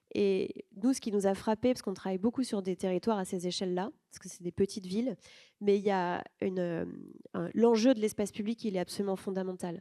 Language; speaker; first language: French; native; French